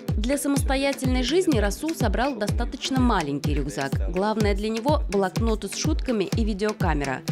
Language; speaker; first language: Russian; native; Russian